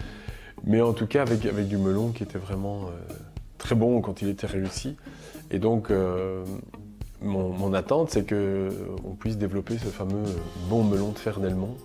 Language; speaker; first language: French; native; French